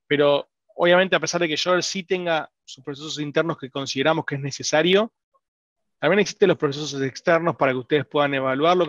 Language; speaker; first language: Spanish; native; Spanish